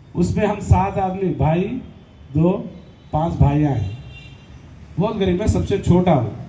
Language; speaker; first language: Hindi; non-native, local second language; Lambadi